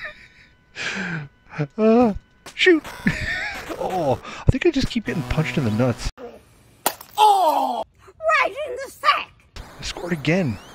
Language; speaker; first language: English; native; English